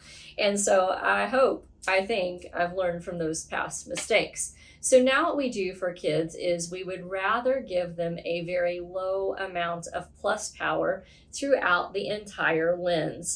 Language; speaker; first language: English; native; English